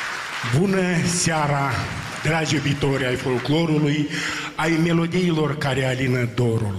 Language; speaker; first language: Romanian; native; Romanian